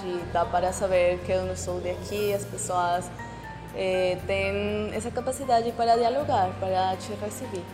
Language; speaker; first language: Portuguese; non-native, fluent; Spanish